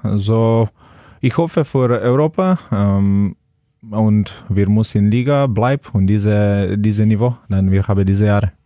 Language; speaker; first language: German; non-native, learner; Slovenian